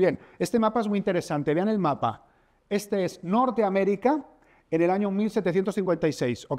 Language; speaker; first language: Spanish; native; Spanish